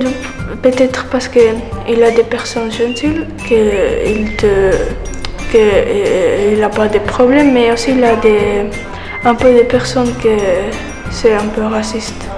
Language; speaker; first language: French; non-native, learner; Spanish